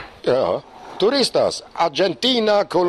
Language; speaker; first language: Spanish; non-native, learner; German